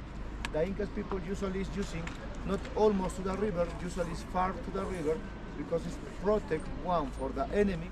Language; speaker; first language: English; non-native, learner; Spanish